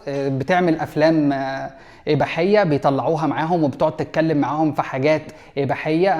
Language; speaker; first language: Arabic; native; Arabic